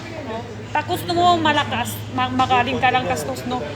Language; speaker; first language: Filipino; non-native, learner; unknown